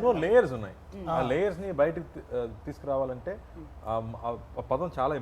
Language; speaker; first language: Telugu; non-native, fluent; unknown